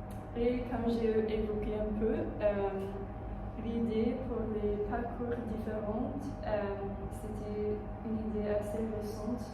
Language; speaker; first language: French; non-native, fluent; English